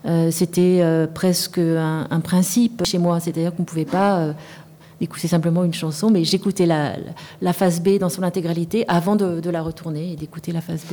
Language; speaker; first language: French; native; French